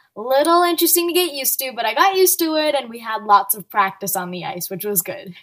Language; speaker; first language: English; early bilingual, other home language; Arabic